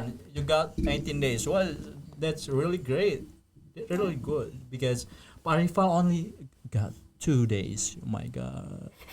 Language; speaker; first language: English; non-native, fluent; Indonesian